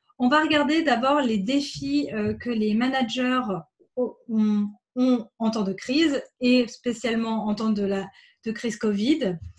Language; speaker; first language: French; native; French